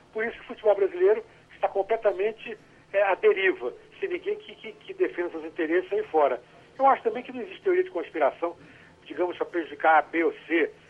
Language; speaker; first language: Portuguese; native; Portuguese